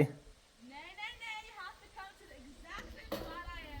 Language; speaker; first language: English; native; English